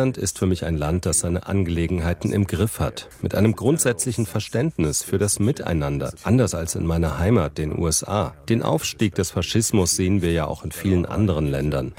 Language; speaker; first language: German; native; German